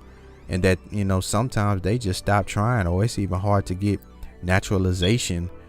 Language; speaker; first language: English; native; English